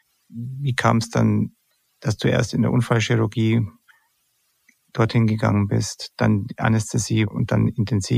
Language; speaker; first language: German; native; German